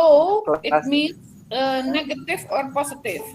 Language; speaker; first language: English; non-native, fluent; Javanese